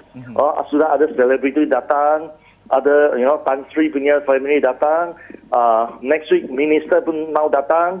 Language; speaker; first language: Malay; non-native, local second language; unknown